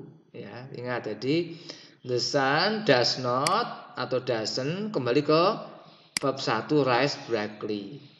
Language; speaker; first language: English; non-native, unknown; Indonesian